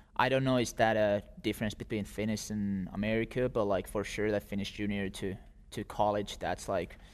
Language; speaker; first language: English; non-native, fluent; Finnish